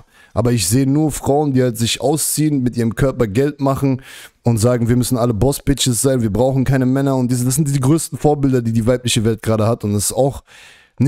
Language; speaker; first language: German; native; German